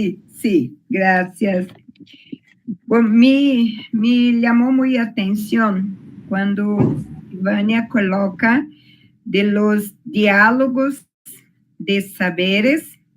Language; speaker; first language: Spanish; non-native, learner; Portuguese